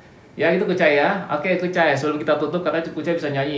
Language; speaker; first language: Indonesian; native; Indonesian